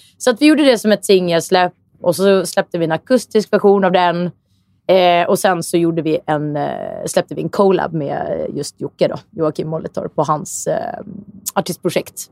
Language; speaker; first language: Swedish; native; Swedish